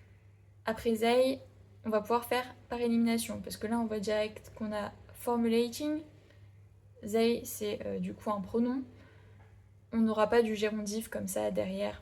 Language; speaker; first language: French; native; French